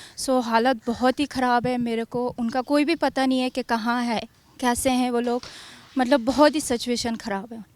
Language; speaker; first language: Hindi; non-native, fluent; Persian